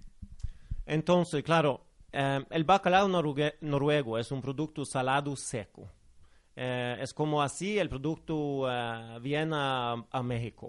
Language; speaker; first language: Spanish; non-native, fluent; Norwegian